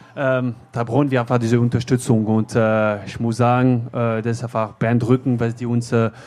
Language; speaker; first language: German; native; German